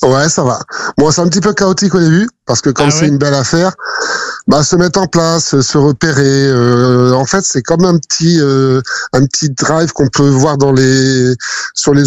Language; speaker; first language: French; native; French